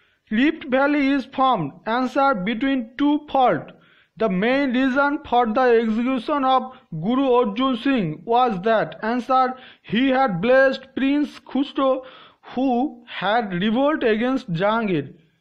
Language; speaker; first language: English; non-native, local second language; Bangla